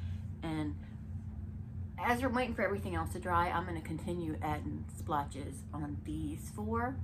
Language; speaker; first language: English; native; English